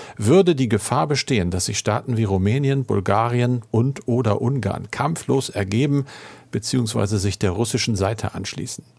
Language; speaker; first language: German; native; German